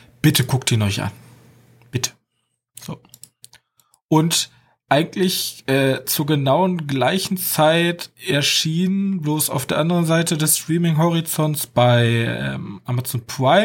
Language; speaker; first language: German; native; German